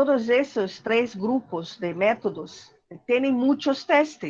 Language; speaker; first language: Spanish; non-native, learner; Portuguese